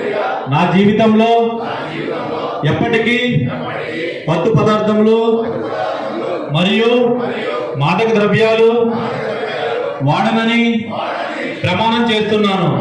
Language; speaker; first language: Telugu; native; Telugu